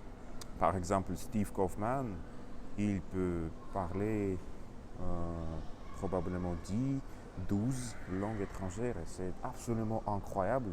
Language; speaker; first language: French; non-native, learner; Russian